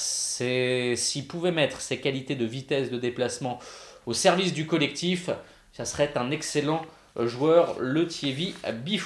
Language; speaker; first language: French; native; French